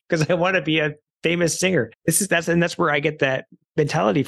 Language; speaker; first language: English; native; English